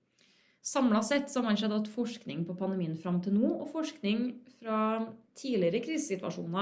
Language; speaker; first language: Norwegian; native; Norwegian